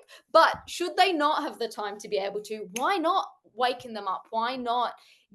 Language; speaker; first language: English; native; English